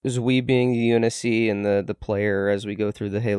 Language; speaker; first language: English; native; English